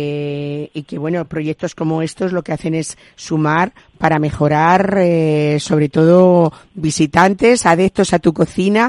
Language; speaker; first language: Spanish; native; Spanish